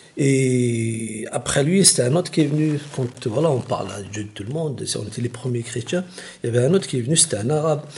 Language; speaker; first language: French; non-native, local second language; Kabyle